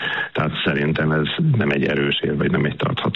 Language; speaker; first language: Hungarian; native; Hungarian